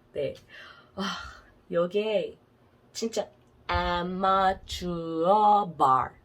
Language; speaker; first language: Korean; non-native, learner; English